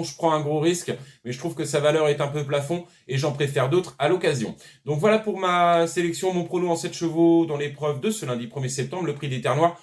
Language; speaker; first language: French; native; French